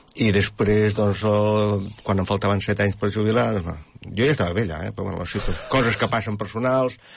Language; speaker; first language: Catalan; native; Catalan